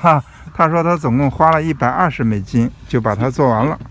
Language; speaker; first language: Chinese; native; Chinese